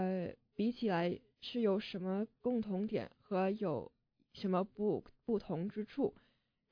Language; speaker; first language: Chinese; early bilingual, heritage; English